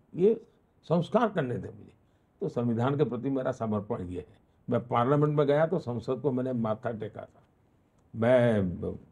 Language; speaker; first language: Hindi; non-native, local second language; Gujarati